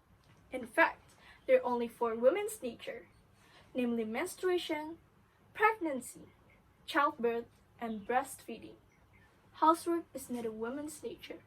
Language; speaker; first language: English; non-native, learner; Indonesian